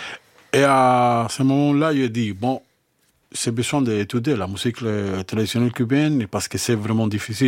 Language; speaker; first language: French; non-native, fluent; Spanish